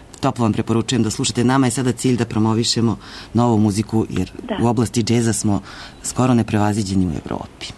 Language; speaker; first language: Serbian; native; Serbian